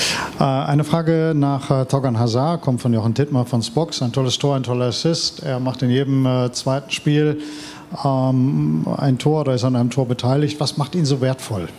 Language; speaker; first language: German; native; German